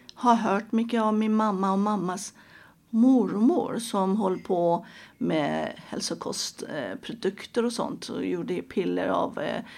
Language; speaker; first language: Swedish; non-native, fluent; Persian